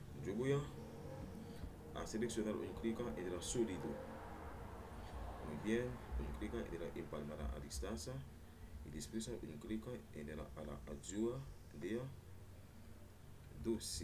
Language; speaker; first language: Spanish; non-native, learner; Haitian Creole